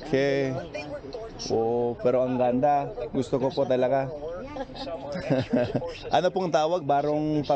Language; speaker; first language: Filipino; non-native, fluent; English